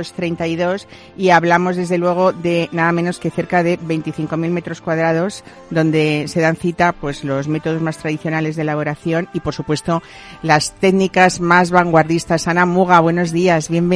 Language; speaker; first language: Spanish; native; Spanish